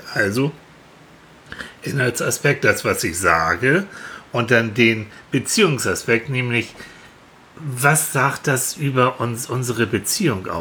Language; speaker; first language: German; native; German